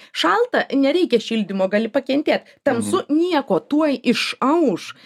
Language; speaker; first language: Lithuanian; native; Lithuanian